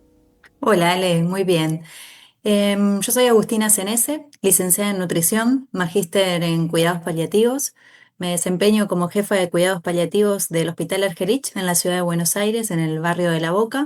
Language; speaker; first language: Spanish; native; Spanish